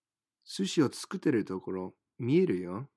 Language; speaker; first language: Japanese; non-native, fluent; English